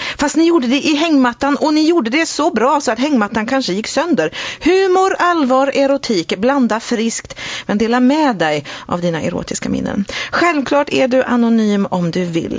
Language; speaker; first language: Swedish; native; Swedish